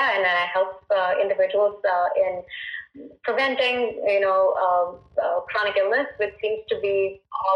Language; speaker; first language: English; non-native, local second language; Punjabi